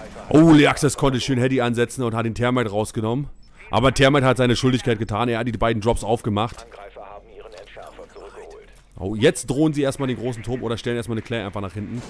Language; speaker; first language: German; native; German